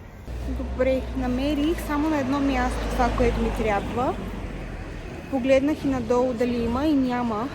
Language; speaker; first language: Bulgarian; native; Bulgarian